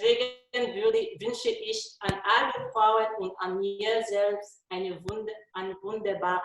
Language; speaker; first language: German; non-native, learner; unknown